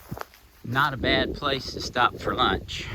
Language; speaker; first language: English; native; English